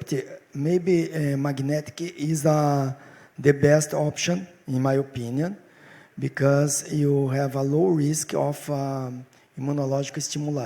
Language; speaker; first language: English; non-native, fluent; Portuguese